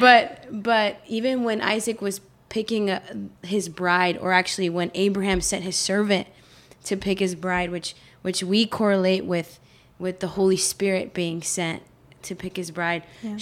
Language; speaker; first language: English; early bilingual, other home language; Spanish